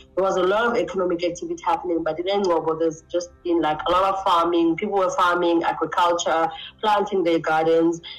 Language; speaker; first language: English; non-native, local second language; Xhosa